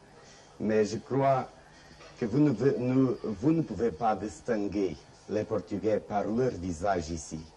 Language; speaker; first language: French; non-native, fluent; Portuguese